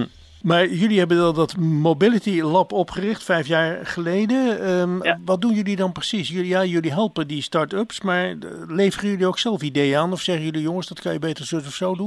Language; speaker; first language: Dutch; native; Dutch